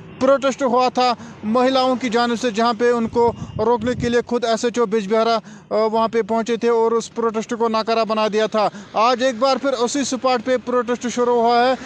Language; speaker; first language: Urdu; non-native, local second language; Kashmiri